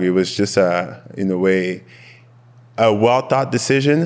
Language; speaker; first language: English; non-native, fluent; French